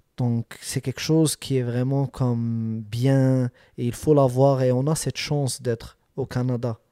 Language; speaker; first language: French; early bilingual, other home language; Arabic